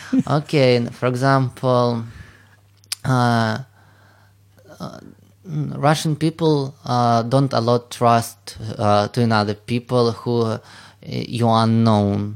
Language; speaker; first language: English; non-native, learner; Russian